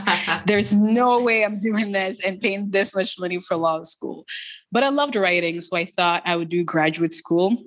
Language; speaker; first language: English; early bilingual, other home language; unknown